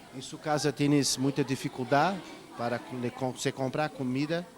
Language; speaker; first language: Spanish; non-native, learner; Portuguese